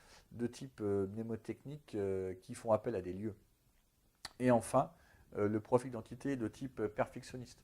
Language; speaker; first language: French; native; French